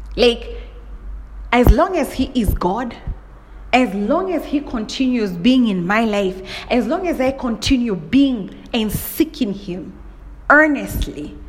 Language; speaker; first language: English; non-native, local second language; Kikuyu